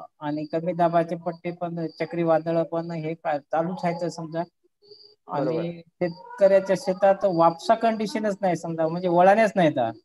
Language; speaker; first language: Marathi; native; Marathi